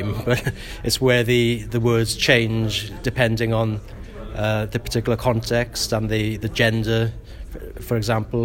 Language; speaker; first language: English; non-native, local second language; Welsh